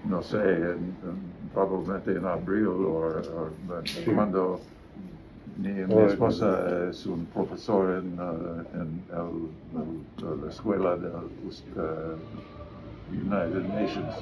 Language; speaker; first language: Spanish; non-native, learner; English